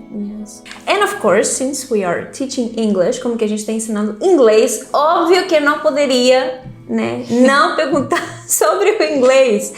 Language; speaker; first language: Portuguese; non-native, fluent; Greek